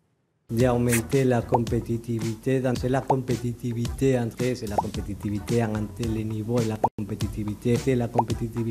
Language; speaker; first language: French; native; French